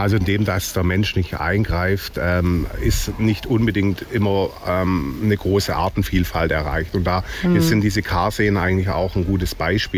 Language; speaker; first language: German; native; German